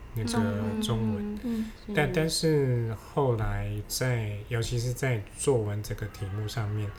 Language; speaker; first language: Chinese; non-native, fluent; Cantonese